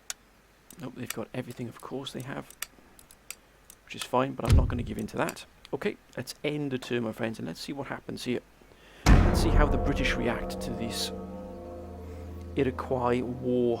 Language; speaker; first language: English; native; English